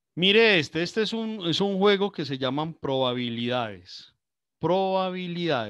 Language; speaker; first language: Spanish; native; Spanish